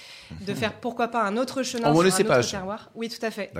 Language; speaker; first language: French; native; French